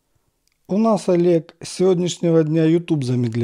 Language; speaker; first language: Russian; native; Russian